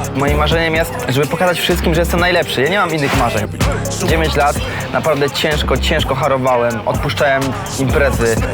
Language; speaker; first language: Polish; native; Polish